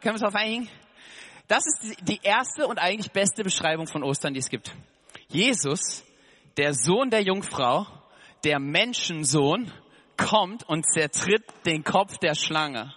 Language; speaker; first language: German; native; German